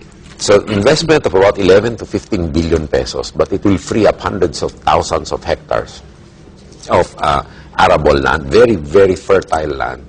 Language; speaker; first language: English; non-native, local second language; Filipino